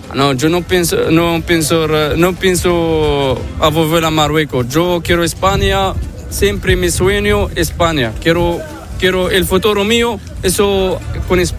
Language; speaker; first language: Spanish; non-native, learner; Arabic